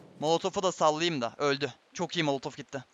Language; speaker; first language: Turkish; native; Turkish